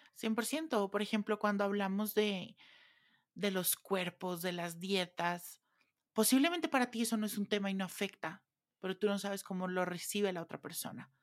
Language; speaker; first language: Spanish; native; Spanish